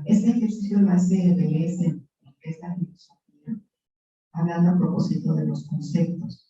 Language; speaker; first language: Spanish; native; Spanish